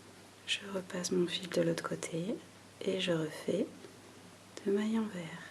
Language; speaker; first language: French; native; French